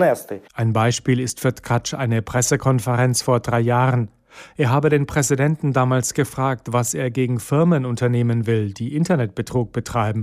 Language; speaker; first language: German; native; German